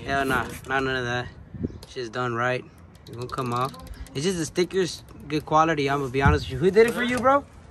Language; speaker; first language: English; early bilingual, other home language; Spanish